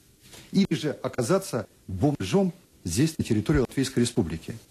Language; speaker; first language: Russian; native; Russian